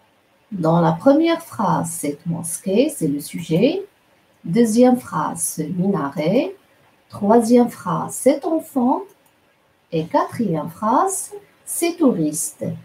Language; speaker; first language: French; non-native, local second language; Arabic